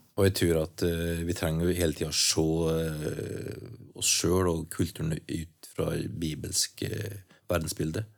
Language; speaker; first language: Norwegian; native; Norwegian